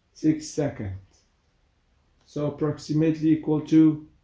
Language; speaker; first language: English; non-native, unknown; Central Kurdish